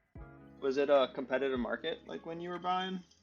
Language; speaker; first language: English; native; English